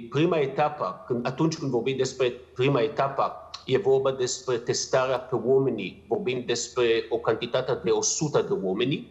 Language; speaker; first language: Romanian; non-native, learner; Hebrew